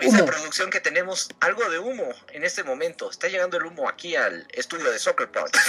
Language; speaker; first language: Spanish; native; Spanish